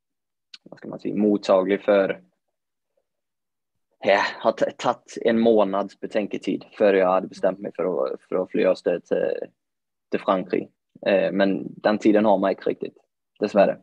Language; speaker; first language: Swedish; native; Swedish